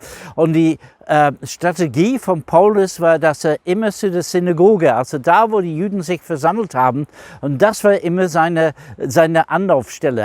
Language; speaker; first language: German; non-native, fluent; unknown